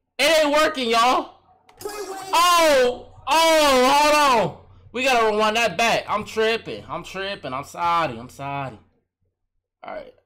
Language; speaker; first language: English; native; English